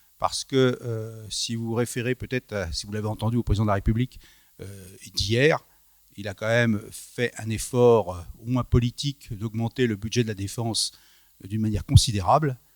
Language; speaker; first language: French; native; French